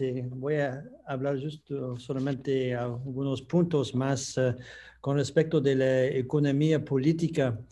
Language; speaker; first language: Spanish; non-native, fluent; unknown